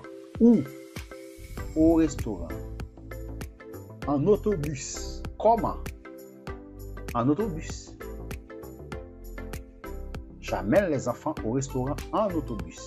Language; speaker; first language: French; non-native, fluent; Portuguese